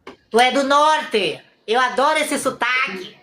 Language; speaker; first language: Portuguese; native; Portuguese